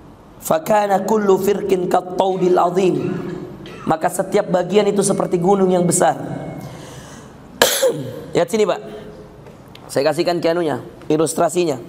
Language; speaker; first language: Indonesian; native; Indonesian